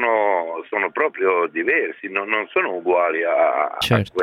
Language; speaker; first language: Italian; non-native, fluent; Serbian